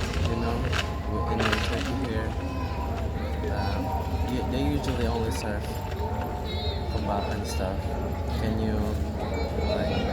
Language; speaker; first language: English; non-native, fluent; Indonesian